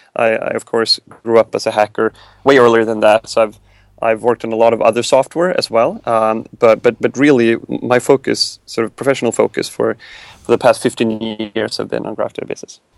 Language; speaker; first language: English; non-native, fluent; Swedish